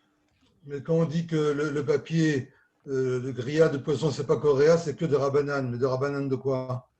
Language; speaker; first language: French; native; French